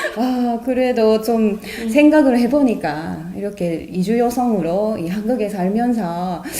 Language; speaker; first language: Korean; non-native, fluent; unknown